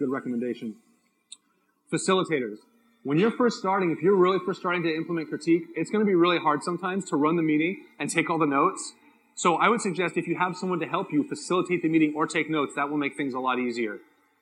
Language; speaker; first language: English; native; English